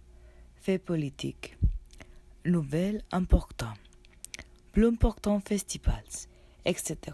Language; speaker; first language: French; non-native, learner; Spanish